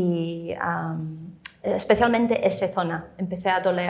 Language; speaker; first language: Spanish; non-native, fluent; English